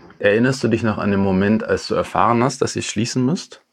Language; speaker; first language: German; native; German